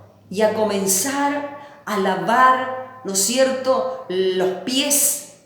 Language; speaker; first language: Spanish; native; Spanish